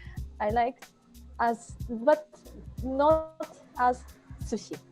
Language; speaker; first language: English; non-native, fluent; Japanese